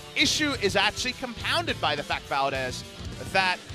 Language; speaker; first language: English; native; English